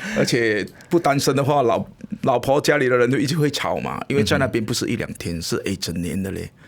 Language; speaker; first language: Chinese; native; Chinese